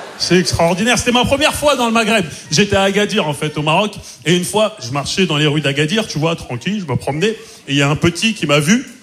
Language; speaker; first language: French; early bilingual, other home language; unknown